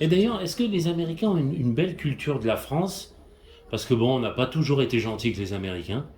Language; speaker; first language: French; native; French